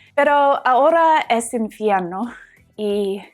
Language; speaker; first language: Spanish; non-native, learner; English